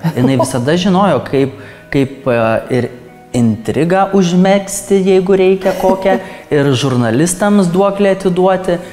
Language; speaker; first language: Lithuanian; native; Lithuanian